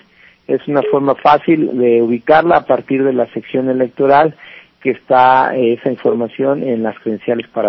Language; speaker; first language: Spanish; native; Spanish